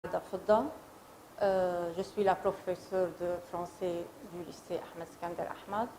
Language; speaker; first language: French; non-native, fluent; Arabic